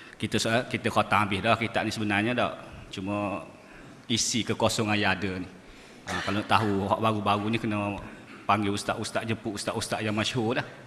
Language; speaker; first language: Malay; native; Malay